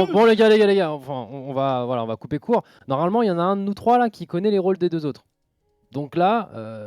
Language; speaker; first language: French; native; French